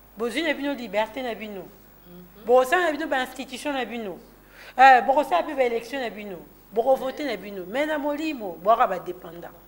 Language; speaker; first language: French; non-native, local second language; Lingala